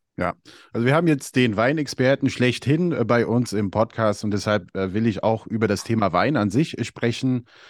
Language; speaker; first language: German; native; German